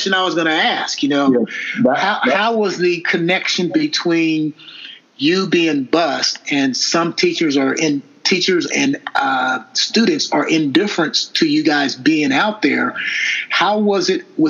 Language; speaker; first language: English; native; English